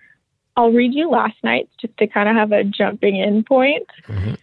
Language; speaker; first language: English; native; English